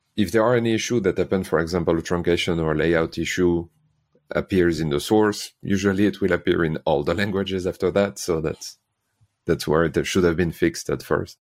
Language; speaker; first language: English; non-native, fluent; French